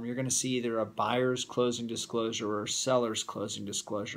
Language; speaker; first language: English; native; English